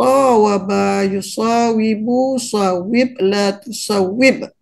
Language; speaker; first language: Arabic; non-native, learner; Malay